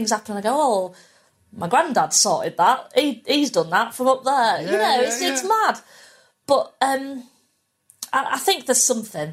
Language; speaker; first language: English; native; English